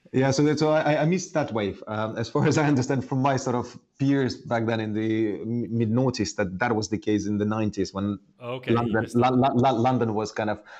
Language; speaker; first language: English; non-native, fluent; Estonian